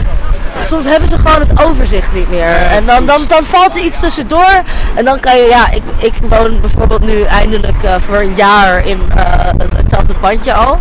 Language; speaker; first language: Dutch; native; Dutch